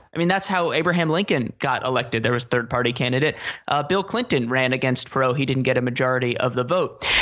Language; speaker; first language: English; native; English